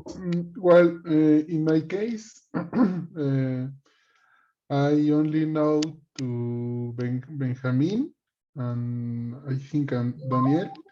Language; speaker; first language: English; non-native, learner; Spanish